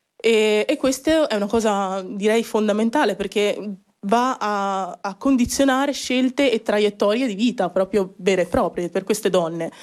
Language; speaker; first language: Italian; early bilingual, other home language; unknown